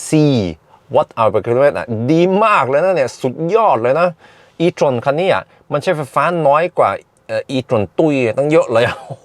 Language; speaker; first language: Thai; early bilingual, heritage; Thai